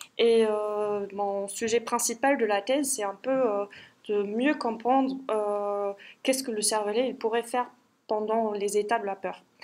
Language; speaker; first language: French; non-native, fluent; German